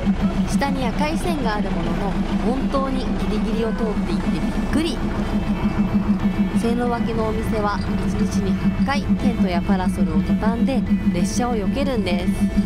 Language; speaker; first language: Japanese; native; Japanese